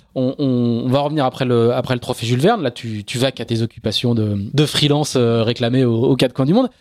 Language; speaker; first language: French; native; French